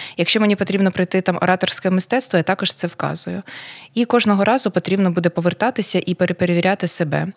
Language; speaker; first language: Ukrainian; non-native, local second language; Russian